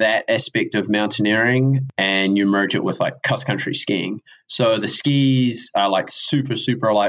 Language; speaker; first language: English; native; English